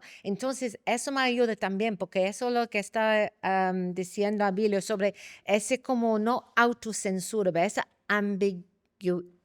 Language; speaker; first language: Spanish; non-native, fluent; English